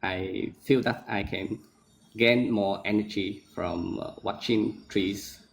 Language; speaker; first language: English; non-native, learner; Vietnamese